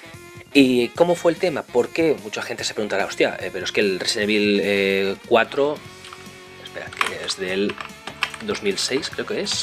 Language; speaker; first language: Spanish; native; Spanish